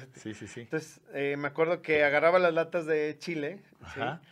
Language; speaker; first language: Spanish; native; Spanish